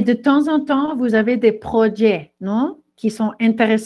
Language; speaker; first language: French; non-native, fluent; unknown